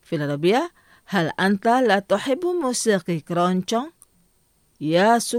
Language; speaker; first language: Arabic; non-native, learner; Indonesian